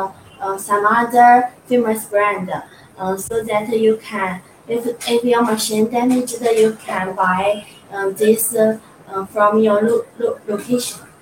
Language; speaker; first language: English; non-native, learner; Chinese